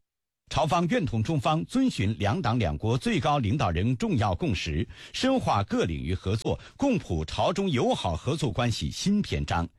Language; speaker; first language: Chinese; native; Chinese